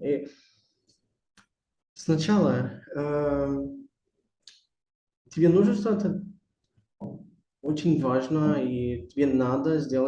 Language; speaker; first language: Russian; non-native, learner; Portuguese